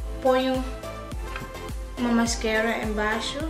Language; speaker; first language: Portuguese; early bilingual, heritage; English